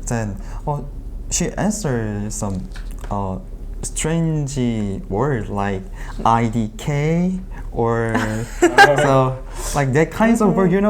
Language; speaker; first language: English; non-native, learner; Japanese